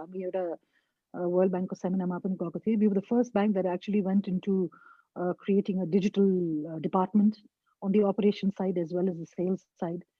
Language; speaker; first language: English; non-native, local second language; Nepali